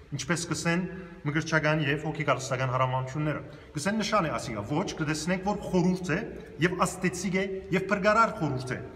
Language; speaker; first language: Armenian; early bilingual, heritage; Armenian